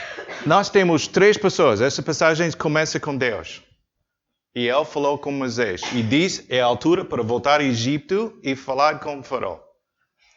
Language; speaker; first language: Portuguese; non-native, learner; English